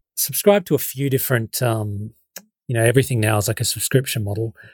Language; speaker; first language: English; native; English